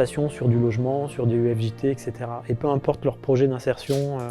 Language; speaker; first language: French; native; French